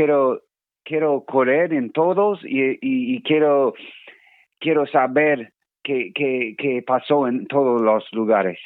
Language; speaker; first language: Spanish; non-native, learner; English